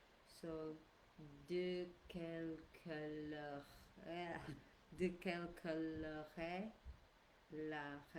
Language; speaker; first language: French; non-native, learner; English